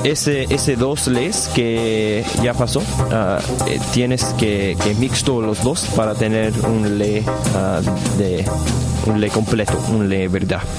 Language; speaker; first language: Spanish; non-native, learner; English